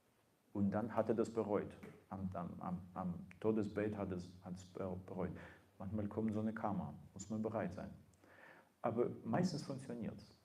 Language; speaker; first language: German; non-native, fluent; Russian